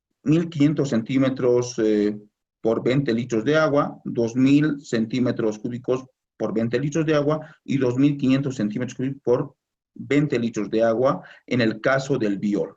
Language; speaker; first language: Spanish; native; Spanish